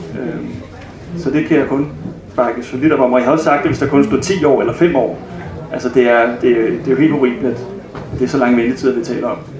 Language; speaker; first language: Danish; native; Danish